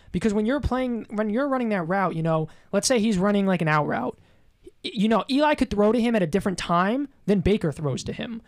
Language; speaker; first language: English; native; English